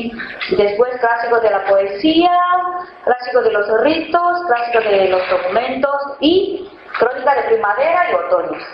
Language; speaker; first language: Spanish; non-native, fluent; Chinese